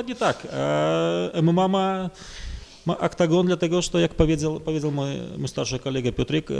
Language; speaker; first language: Polish; non-native, fluent; Russian